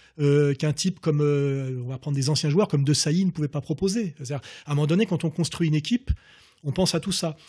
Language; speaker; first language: French; native; French